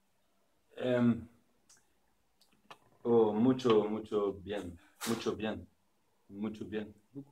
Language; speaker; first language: Spanish; non-native, learner; French